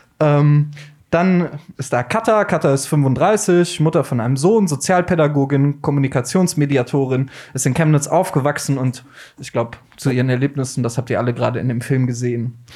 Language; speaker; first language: German; native; German